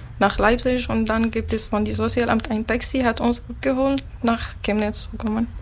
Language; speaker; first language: German; non-native, learner; Arabic